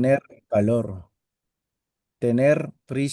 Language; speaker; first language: Spanish; non-native, learner; Filipino